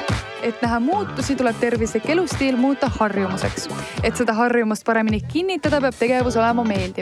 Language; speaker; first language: Estonian; native; Estonian